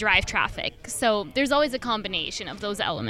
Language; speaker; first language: English; non-native, fluent; French